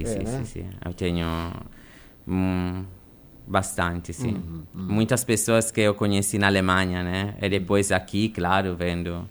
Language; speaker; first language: Portuguese; non-native, fluent; Italian